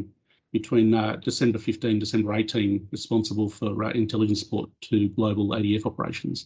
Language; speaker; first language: English; native; English